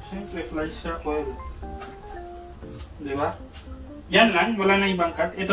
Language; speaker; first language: Filipino; non-native, learner; Punjabi